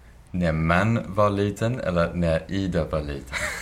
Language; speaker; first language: Swedish; non-native, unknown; English